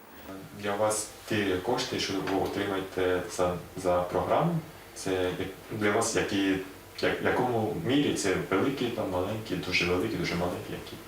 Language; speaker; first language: Ukrainian; non-native, learner; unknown